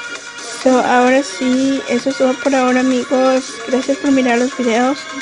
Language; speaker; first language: Spanish; early bilingual, heritage; Spanish